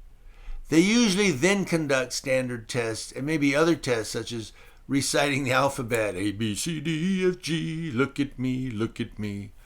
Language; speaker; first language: English; native; English